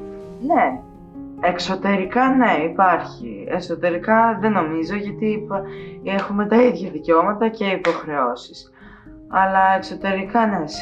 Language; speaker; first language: Greek; early bilingual, other home language; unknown